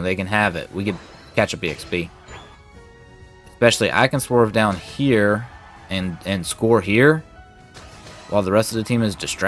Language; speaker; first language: English; native; English